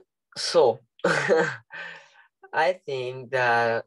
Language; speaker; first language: English; non-native, learner; Italian